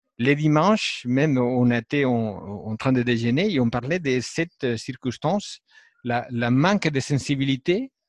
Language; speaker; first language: French; non-native, fluent; Spanish